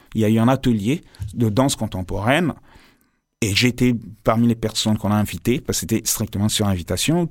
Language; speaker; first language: French; non-native, local second language; Lingala